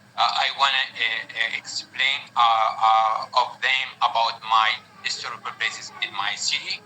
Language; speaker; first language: English; non-native, learner; Arabic